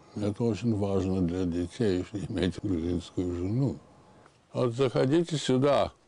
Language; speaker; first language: Russian; early bilingual, heritage; Russian